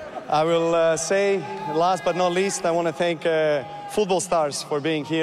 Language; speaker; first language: English; non-native, fluent; Serbian